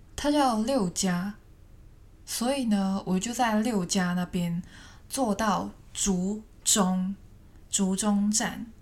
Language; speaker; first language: Chinese; non-native, fluent; Cantonese